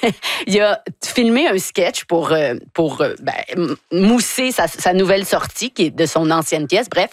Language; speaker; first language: French; native; French